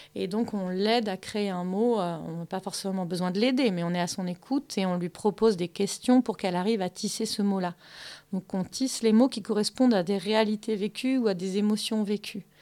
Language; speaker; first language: French; early bilingual, other home language; German